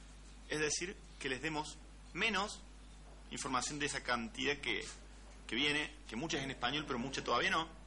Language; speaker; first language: Spanish; native; Spanish